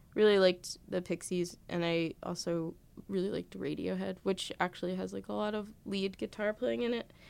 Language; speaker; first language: English; native; English